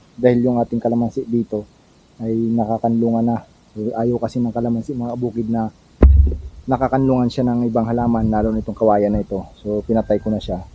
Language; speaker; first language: Filipino; native; Filipino